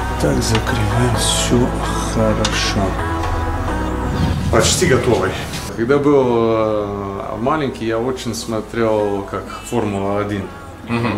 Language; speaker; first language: Russian; non-native, learner; Bulgarian